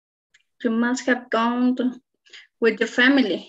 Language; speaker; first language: English; non-native, learner; Spanish